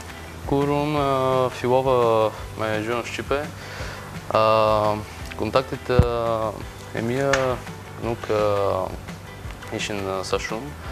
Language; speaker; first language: Albanian; non-native, learner; Bulgarian